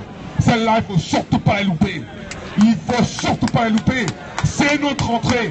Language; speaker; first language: French; native; French